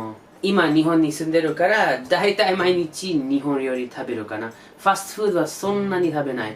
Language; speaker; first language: Japanese; non-native, learner; English